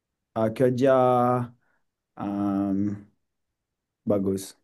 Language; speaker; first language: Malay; non-native, learner; English